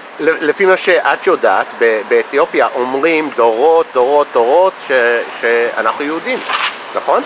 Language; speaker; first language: Hebrew; non-native, fluent; English